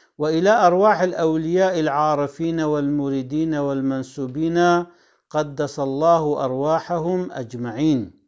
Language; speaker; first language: Arabic; non-native, fluent; Kurdish